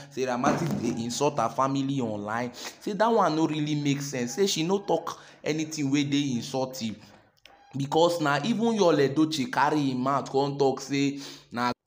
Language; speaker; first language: Nigerian Pidgin; native; Nigerian Pidgin